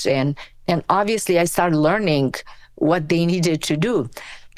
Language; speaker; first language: English; non-native, fluent; Romanian